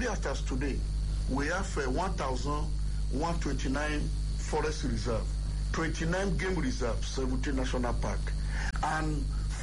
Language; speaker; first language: English; non-native, local second language; Yoruba